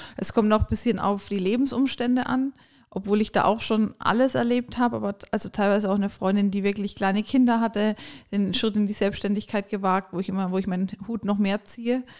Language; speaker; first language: German; native; German